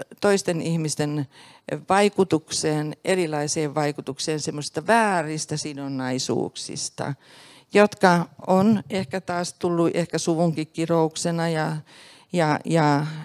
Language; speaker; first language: Finnish; native; Finnish